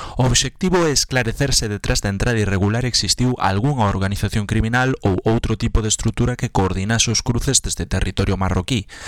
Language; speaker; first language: Galician; native; Galician